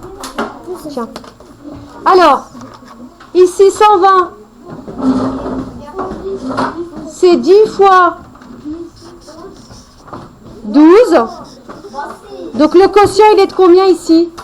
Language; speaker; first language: French; native; French